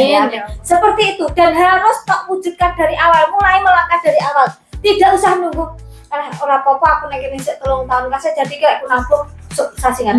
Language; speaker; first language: Indonesian; non-native, local second language; Javanese